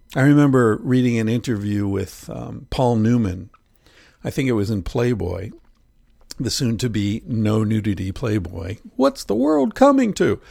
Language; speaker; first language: English; native; English